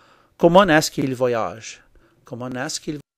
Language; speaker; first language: French; non-native, fluent; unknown